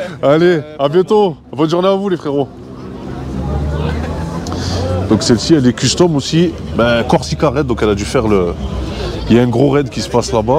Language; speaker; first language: French; native; French